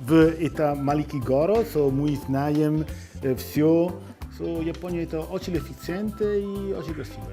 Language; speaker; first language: Russian; non-native, learner; Italian